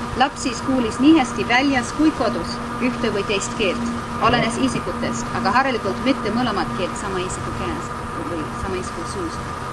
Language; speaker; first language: Estonian; non-native, fluent; English